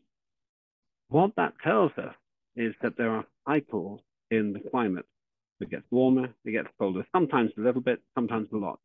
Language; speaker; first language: English; native; English